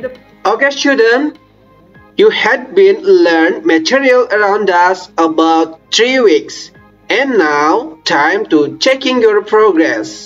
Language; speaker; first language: English; non-native, learner; Indonesian